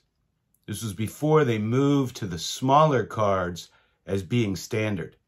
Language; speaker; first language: English; native; English